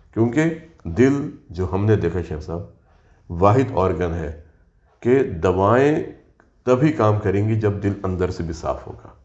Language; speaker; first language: Urdu; native; Urdu